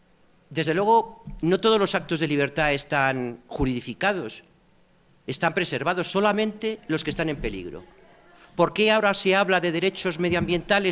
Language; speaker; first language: Spanish; native; Spanish